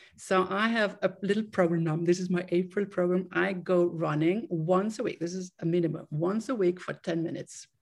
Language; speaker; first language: English; non-native, fluent; Swedish